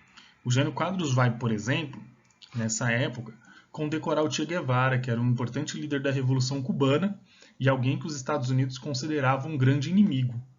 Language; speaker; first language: Portuguese; native; Portuguese